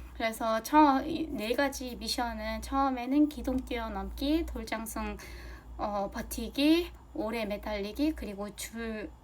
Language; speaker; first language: Korean; non-native, fluent; Mongolian